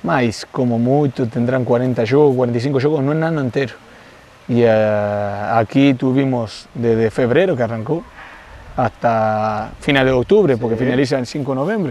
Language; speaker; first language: Portuguese; non-native, fluent; Spanish